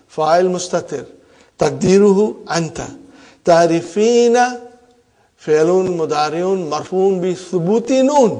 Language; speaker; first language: Arabic; non-native, fluent; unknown